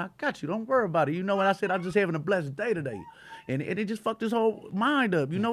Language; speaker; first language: English; native; English